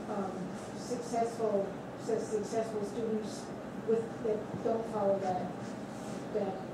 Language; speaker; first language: English; native; English